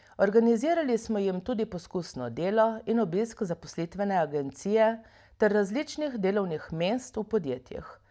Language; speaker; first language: Slovenian; native; Slovenian